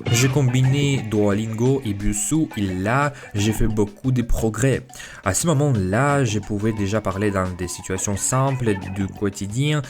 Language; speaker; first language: French; non-native, fluent; Russian